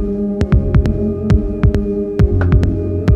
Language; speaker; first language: English; native; English